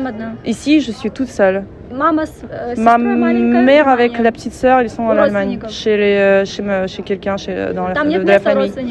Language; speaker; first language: French; non-native, fluent; Russian